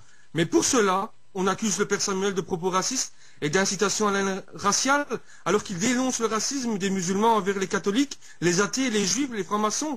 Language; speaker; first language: French; native; French